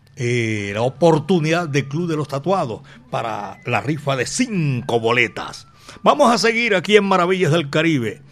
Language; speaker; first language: Spanish; native; Spanish